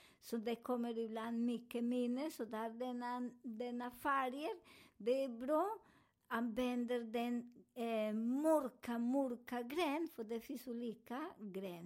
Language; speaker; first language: Swedish; non-native, learner; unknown